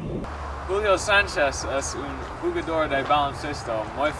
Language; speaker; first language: Spanish; non-native, learner; English